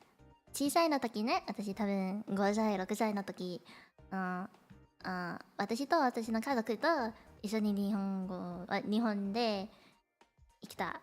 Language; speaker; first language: Japanese; non-native, learner; Cantonese